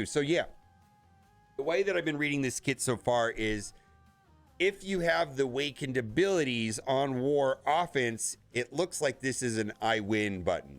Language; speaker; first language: English; native; English